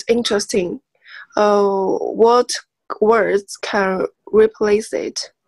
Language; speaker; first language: English; non-native, learner; Chinese